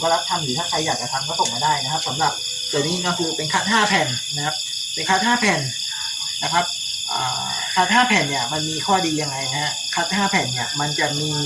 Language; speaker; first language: Thai; native; Thai